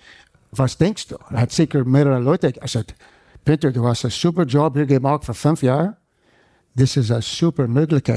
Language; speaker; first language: German; non-native, fluent; English